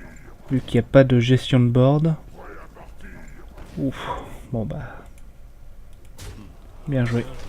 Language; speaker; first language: French; native; French